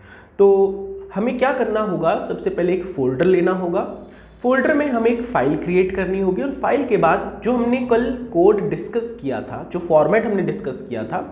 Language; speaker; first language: Hindi; native; Hindi